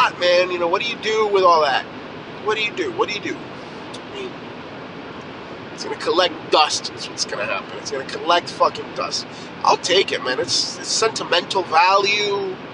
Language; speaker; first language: English; native; English